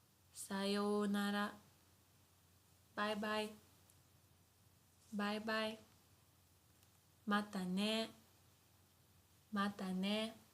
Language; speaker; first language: Japanese; non-native, fluent; English